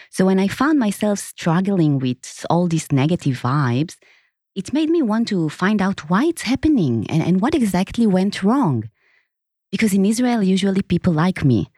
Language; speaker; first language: English; non-native, fluent; Hebrew